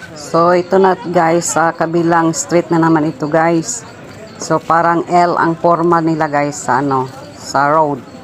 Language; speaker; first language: Filipino; non-native, local second language; Cebuano